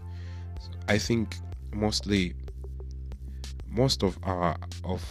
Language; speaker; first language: English; non-native, local second language; Swahili